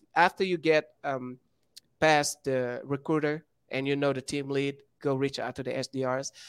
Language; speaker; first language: English; non-native, fluent; Wolof